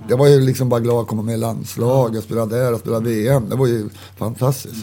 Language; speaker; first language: Swedish; native; Swedish